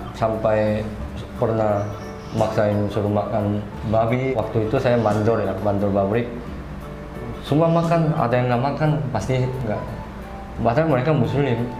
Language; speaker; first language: Indonesian; non-native, fluent; Korean